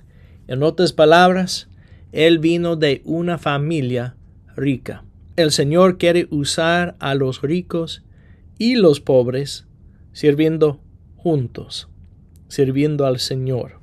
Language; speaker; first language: Spanish; non-native, fluent; English